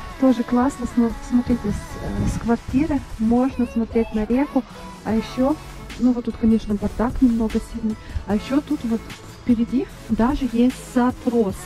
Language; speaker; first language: Russian; early bilingual, heritage; Russian